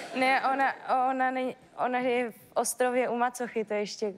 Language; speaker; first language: Czech; native; Czech